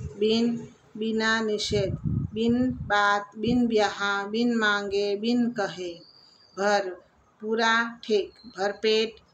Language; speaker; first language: Hindi; non-native, local second language; Gujarati